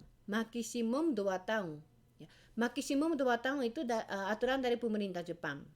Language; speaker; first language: Indonesian; non-native, fluent; Japanese